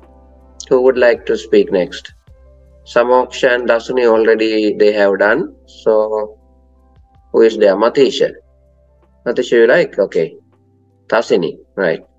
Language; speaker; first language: English; non-native, local second language; Sinhala